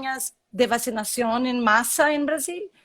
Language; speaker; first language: Spanish; non-native, learner; Portuguese